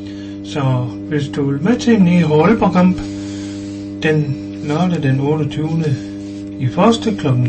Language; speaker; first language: Danish; native; Danish